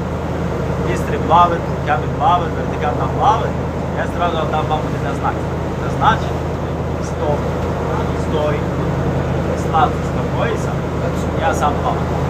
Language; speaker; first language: Russian; non-native, learner; Arabic